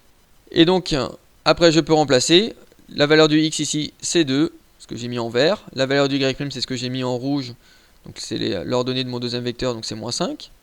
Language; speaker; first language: French; native; French